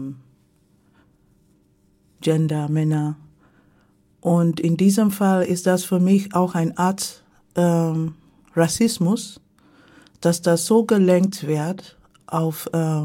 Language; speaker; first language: German; non-native, fluent; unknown